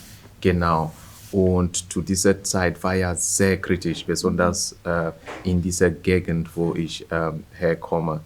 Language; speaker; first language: German; non-native, fluent; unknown